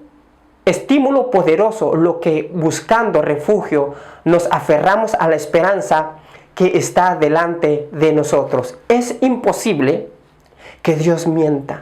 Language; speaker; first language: Spanish; native; Spanish